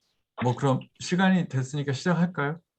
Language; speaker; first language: Korean; native; Korean